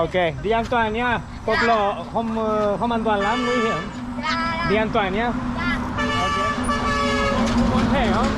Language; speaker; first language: Vietnamese; non-native, fluent; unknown